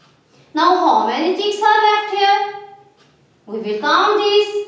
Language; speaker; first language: English; non-native, local second language; Urdu